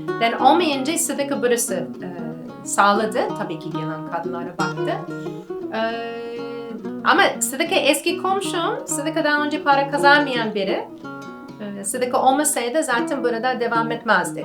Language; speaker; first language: Turkish; non-native, learner; English